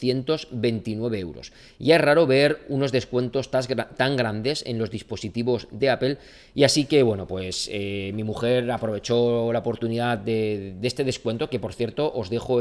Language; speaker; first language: Spanish; native; Spanish